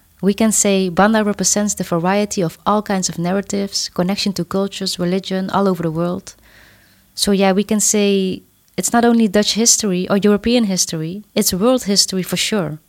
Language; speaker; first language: English; non-native, fluent; Dutch